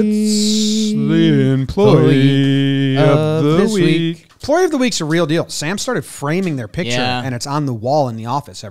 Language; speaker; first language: English; native; English